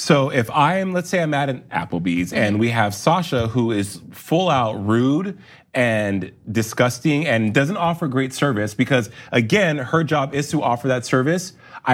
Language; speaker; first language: English; native; English